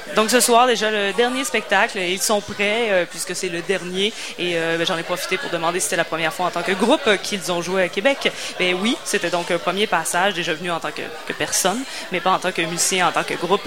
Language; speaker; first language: French; native; French